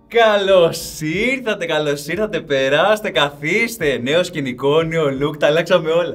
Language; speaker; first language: Greek; native; Greek